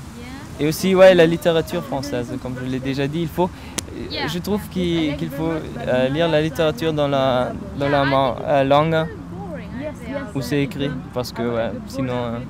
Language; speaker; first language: French; non-native, fluent; German